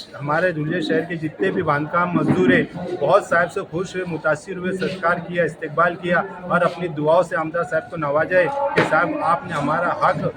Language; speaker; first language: Urdu; native; Urdu